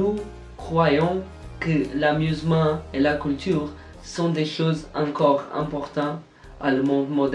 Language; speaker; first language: French; non-native, learner; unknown